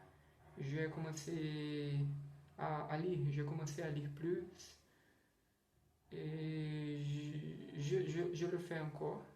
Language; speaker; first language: French; non-native, learner; Portuguese